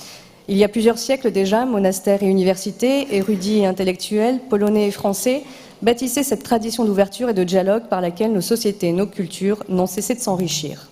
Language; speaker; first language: French; native; French